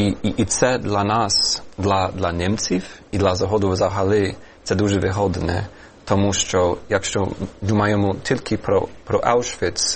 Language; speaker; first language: Ukrainian; non-native, fluent; English